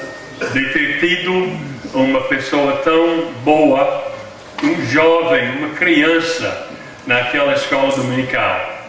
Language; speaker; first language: Portuguese; non-native, fluent; English